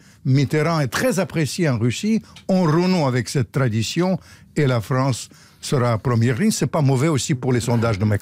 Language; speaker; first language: French; non-native, fluent; Russian